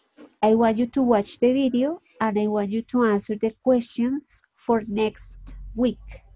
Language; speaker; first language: English; non-native, fluent; Spanish